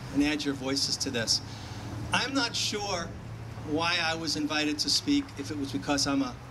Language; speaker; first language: English; native; English